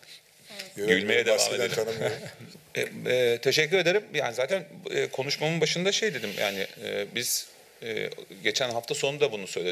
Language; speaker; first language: Turkish; native; Turkish